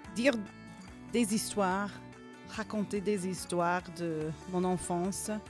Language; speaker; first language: French; non-native, fluent; English